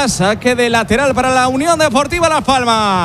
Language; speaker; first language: Spanish; native; Spanish